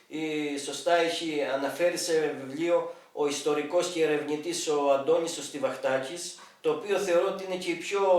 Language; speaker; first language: Greek; native; Greek